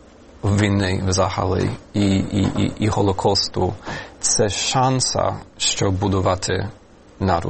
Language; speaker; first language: Ukrainian; non-native, fluent; English